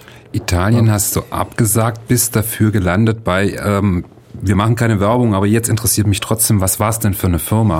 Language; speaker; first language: German; native; German